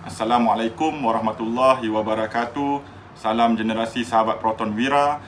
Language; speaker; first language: Malay; native; Malay